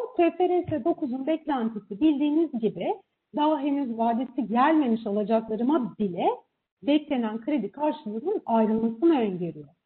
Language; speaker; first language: Turkish; native; Turkish